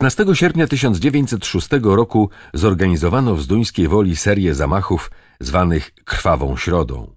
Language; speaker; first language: Polish; native; Polish